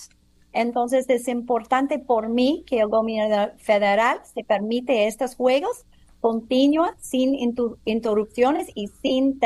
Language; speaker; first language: Spanish; non-native, fluent; English